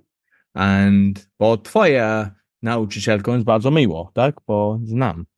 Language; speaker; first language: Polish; non-native, learner; English